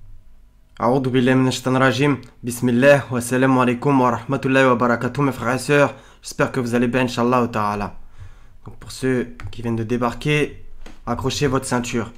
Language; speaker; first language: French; native; French